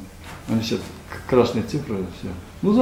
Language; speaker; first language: Russian; native; Russian